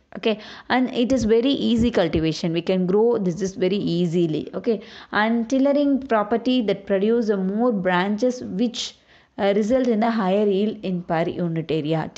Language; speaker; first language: English; non-native, local second language; Tamil